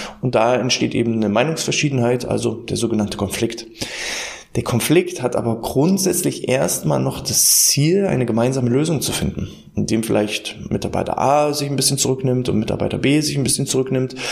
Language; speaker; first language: German; native; German